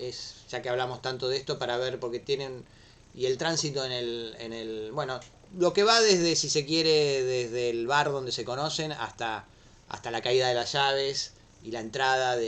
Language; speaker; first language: Spanish; native; Spanish